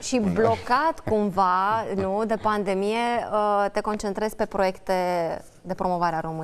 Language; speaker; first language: Romanian; native; Romanian